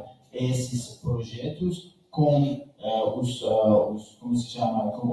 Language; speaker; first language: Portuguese; non-native, learner; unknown